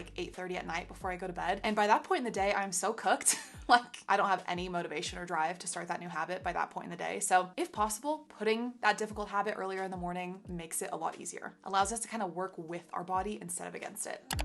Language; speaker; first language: English; native; English